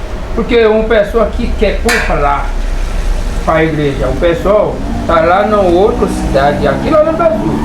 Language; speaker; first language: Portuguese; non-native, learner; Haitian Creole